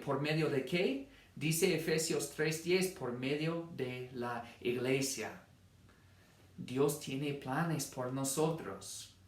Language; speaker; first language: Spanish; non-native, fluent; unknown